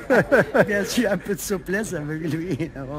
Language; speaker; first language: French; non-native, local second language; Arabic